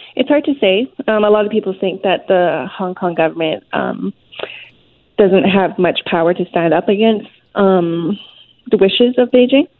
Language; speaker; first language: English; non-native, local second language; Cantonese